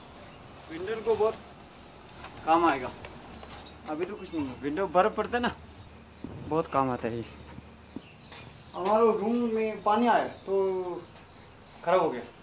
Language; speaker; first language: Hindi; non-native, local second language; Tibetan